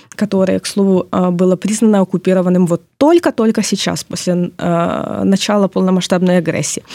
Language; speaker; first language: Russian; non-native, local second language; Ukrainian